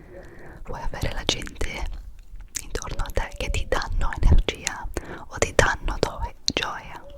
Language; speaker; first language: Italian; non-native, fluent; English